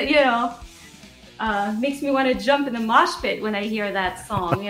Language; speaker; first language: English; non-native, fluent; French